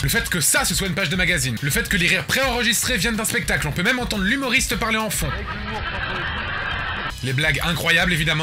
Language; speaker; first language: French; native; French